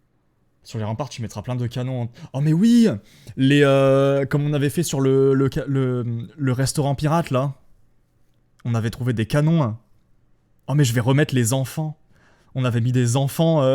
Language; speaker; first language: French; native; French